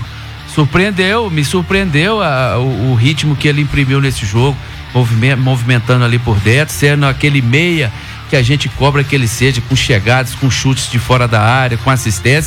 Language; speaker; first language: Portuguese; native; Portuguese